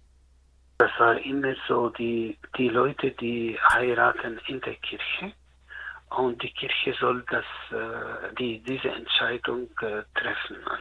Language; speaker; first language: German; non-native, learner; Arabic